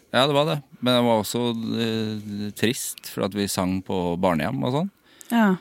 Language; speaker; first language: Norwegian; native; Norwegian